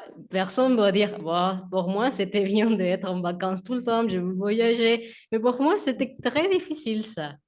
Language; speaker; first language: French; non-native, learner; Spanish